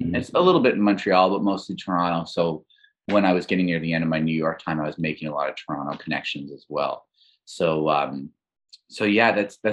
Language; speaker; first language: English; native; English